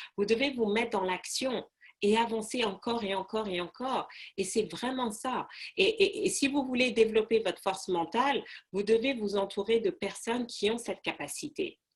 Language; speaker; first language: French; non-native, local second language; Arabic